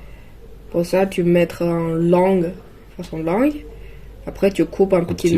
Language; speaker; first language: French; non-native, learner; Chinese